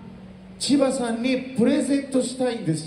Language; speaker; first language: Japanese; non-native, fluent; Portuguese